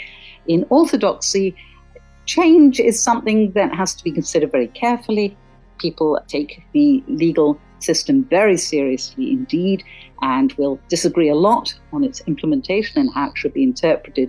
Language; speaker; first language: English; native; English